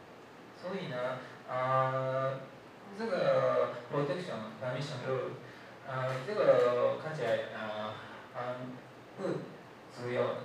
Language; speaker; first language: Chinese; non-native, learner; Japanese